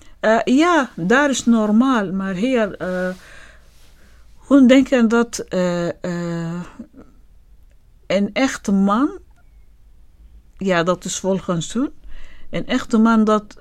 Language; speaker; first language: Dutch; non-native, learner; Arabic